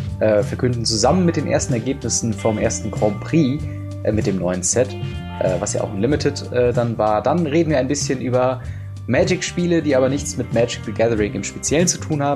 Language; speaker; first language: German; native; German